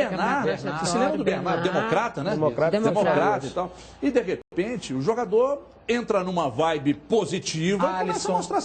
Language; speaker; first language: Portuguese; native; Portuguese